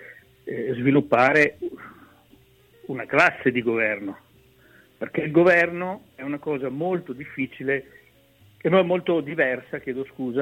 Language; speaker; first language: Italian; native; Italian